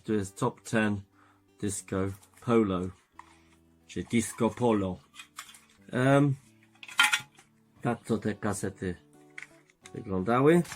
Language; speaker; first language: Polish; non-native, fluent; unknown